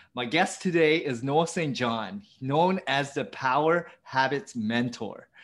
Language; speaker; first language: English; early bilingual, other home language; Vietnamese